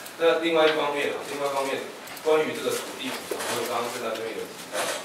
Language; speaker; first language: Chinese; native; Chinese